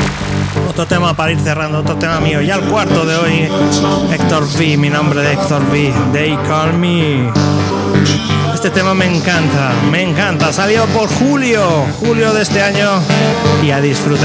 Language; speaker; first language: Spanish; native; Spanish